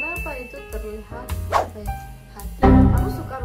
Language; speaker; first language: Indonesian; early bilingual, other home language; Russian